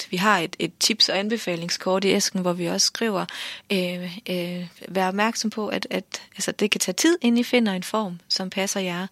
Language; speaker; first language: Danish; native; Danish